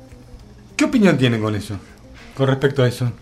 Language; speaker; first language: Spanish; native; Spanish